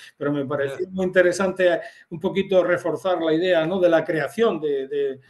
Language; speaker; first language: Spanish; native; Spanish